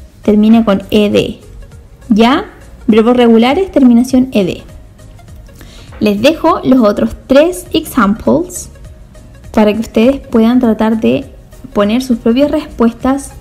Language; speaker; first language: Spanish; native; Spanish